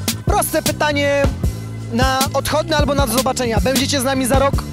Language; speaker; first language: Polish; native; Polish